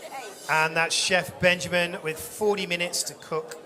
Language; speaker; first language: English; native; English